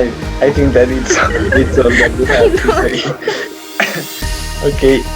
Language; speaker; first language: English; non-native, learner; Spanish